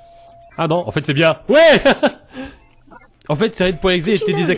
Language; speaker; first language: French; native; French